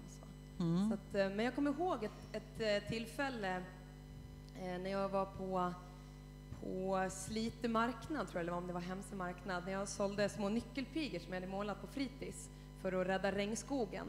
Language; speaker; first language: Swedish; native; Swedish